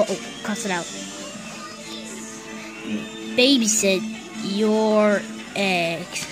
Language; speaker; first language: English; native; English